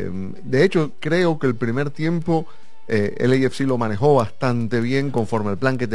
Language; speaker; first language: Spanish; native; Spanish